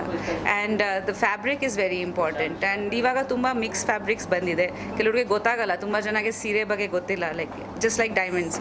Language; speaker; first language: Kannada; non-native, fluent; Bangla